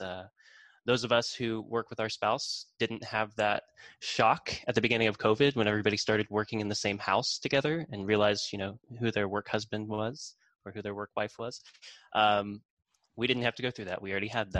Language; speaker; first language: English; native; English